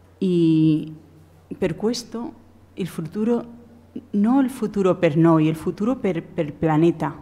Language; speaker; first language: Italian; non-native, learner; Spanish